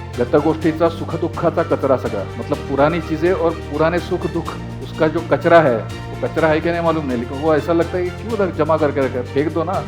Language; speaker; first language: Hindi; non-native, local second language; Marathi